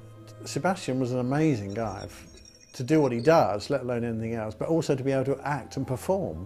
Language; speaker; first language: English; native; English